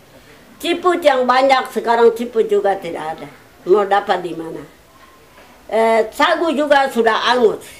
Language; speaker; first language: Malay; non-native, local second language; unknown